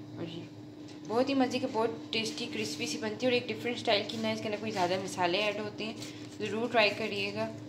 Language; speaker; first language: Urdu; native; Urdu